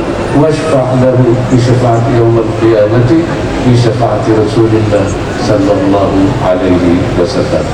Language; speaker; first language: Arabic; non-native, fluent; Indonesian